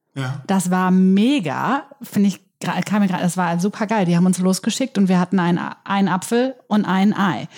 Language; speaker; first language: German; native; German